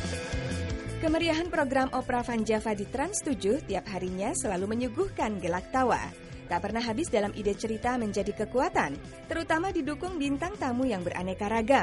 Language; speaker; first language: Indonesian; native; Indonesian